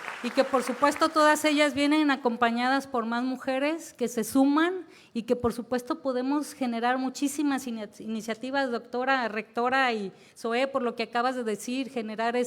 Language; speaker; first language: Spanish; native; Spanish